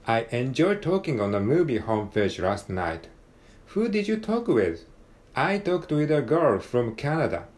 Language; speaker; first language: English; non-native, learner; Japanese